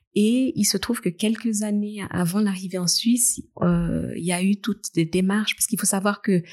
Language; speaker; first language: French; native; French